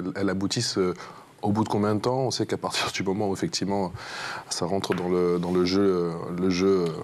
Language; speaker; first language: French; native; French